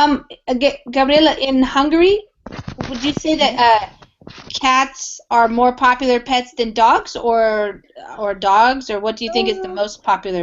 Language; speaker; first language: English; non-native, fluent; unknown